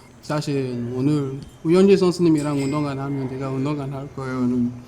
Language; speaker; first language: Korean; non-native, fluent; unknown